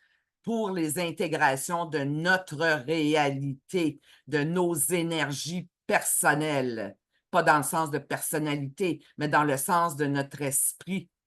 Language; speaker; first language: French; native; French